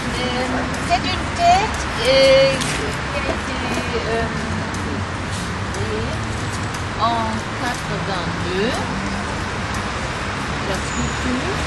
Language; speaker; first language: French; non-native, fluent; German